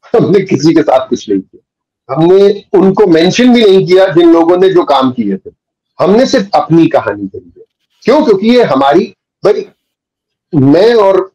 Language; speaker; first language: Hindi; native; Hindi